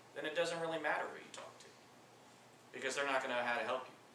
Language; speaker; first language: English; native; English